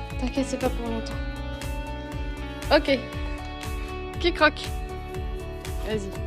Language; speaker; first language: French; native; French